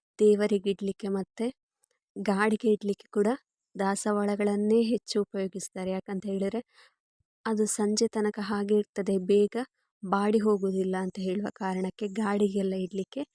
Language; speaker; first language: Kannada; non-native, local second language; Tulu